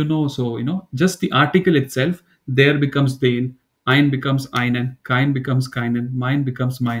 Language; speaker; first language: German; non-native, fluent; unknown